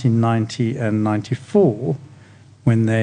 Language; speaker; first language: English; native; English